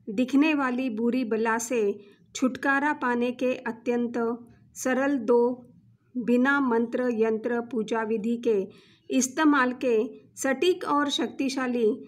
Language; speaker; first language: Hindi; non-native, local second language; Marathi